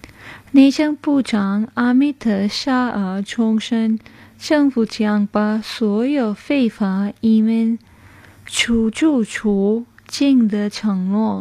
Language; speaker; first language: Chinese; non-native, fluent; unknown